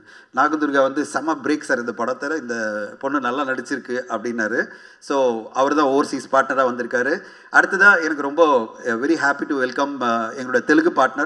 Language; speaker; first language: Tamil; native; Tamil